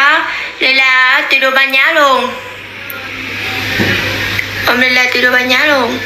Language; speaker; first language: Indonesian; non-native, learner; Vietnamese